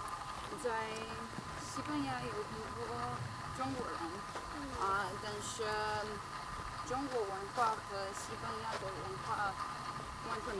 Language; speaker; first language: Chinese; non-native, fluent; Spanish